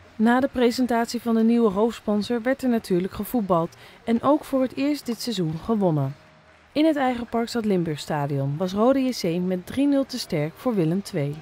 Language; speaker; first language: Dutch; native; Dutch